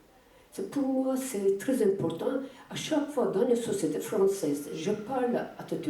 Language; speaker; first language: French; non-native, fluent; Turkish